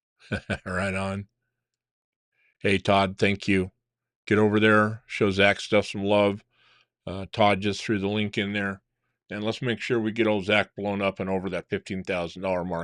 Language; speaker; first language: English; native; English